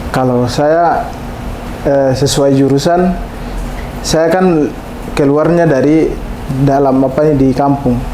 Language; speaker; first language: Indonesian; non-native, local second language; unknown